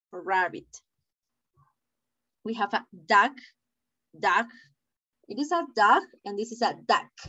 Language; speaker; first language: English; non-native, fluent; Spanish